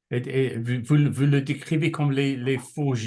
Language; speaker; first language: French; non-native, learner; English